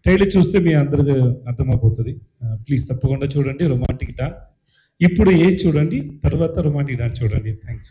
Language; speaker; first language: Telugu; non-native, learner; Tamil